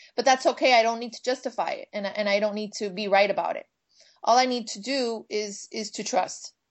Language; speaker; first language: English; native; English